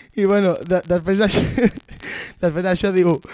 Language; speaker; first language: Spanish; non-native, local second language; Catalan